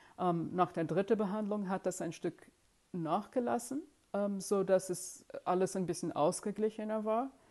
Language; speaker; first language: German; non-native, fluent; English